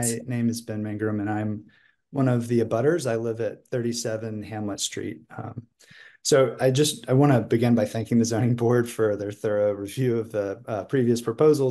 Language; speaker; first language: English; native; English